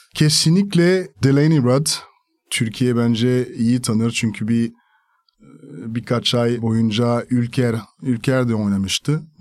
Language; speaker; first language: Turkish; non-native, fluent; French